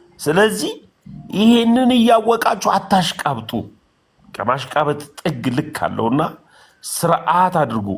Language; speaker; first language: Amharic; non-native, local second language; Oromo